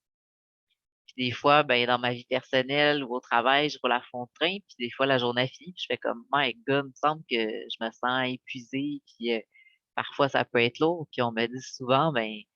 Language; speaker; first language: French; native; French